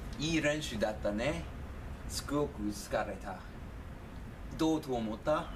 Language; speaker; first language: Japanese; non-native, learner; English